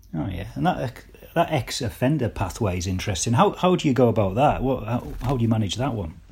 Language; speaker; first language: English; native; English